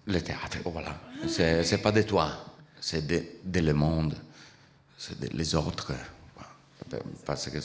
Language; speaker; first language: French; non-native, learner; Italian